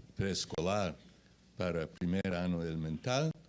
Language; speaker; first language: Portuguese; non-native, fluent; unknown